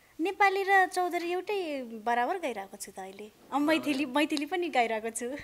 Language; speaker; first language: Nepali; non-native, local second language; Dangaura Tharu